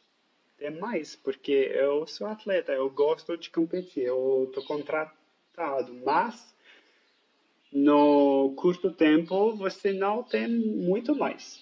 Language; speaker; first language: Portuguese; non-native, fluent; French